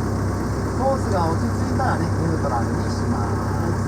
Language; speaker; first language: Japanese; native; Japanese